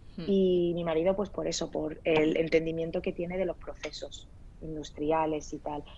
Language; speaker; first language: Spanish; early bilingual, other home language; Arabic